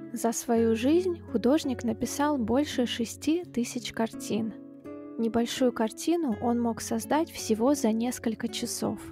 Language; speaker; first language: Russian; native; Russian